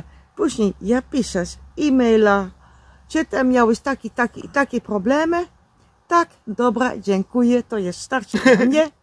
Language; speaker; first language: Polish; non-native, learner; Dutch